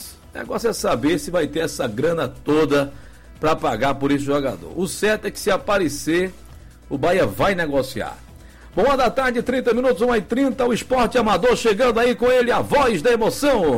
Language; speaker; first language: Portuguese; native; Portuguese